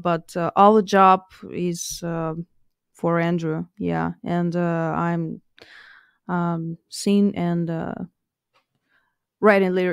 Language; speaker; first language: English; non-native, fluent; Russian